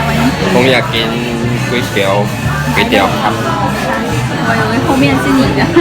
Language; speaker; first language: Thai; non-native, learner; Chinese